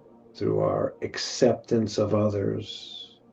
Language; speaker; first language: English; native; English